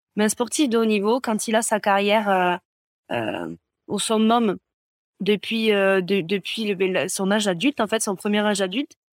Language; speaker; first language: French; native; French